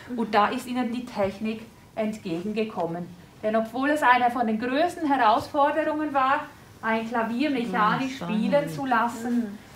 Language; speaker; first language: German; native; German